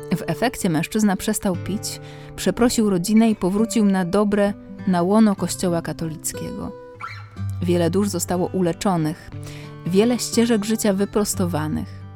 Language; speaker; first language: Polish; native; Polish